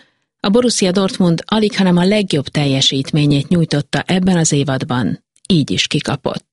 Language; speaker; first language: Hungarian; native; Hungarian